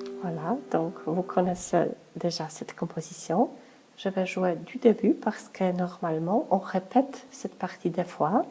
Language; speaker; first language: French; non-native, fluent; Polish